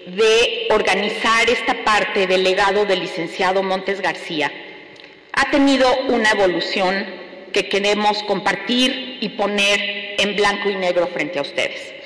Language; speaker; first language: Spanish; native; Spanish